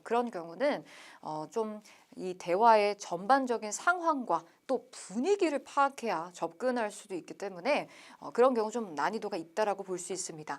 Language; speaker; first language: Korean; native; Korean